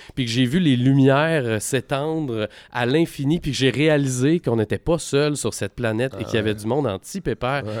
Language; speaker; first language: French; native; French